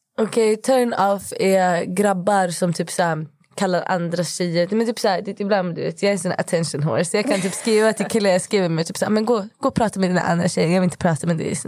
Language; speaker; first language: Swedish; early bilingual, other home language; Kurdish